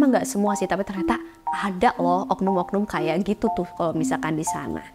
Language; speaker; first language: Indonesian; native; Indonesian